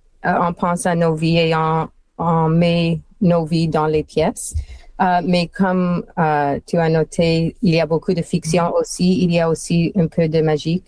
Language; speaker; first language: French; non-native, fluent; English